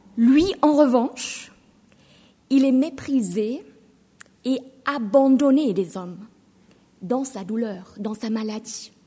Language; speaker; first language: French; non-native, fluent; German